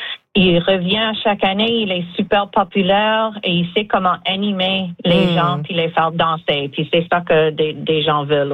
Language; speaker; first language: French; native; French